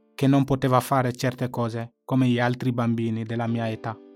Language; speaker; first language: Italian; non-native, fluent; Bambara